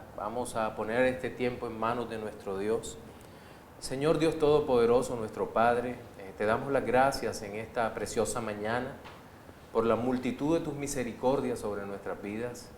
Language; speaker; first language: Spanish; native; Spanish